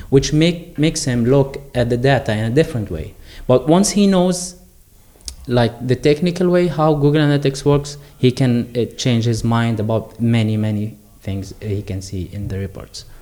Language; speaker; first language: English; non-native, fluent; Arabic